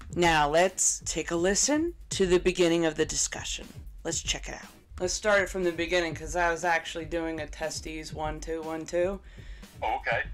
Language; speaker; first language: English; native; English